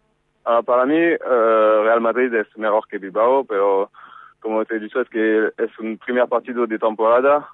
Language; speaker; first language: Spanish; non-native, fluent; French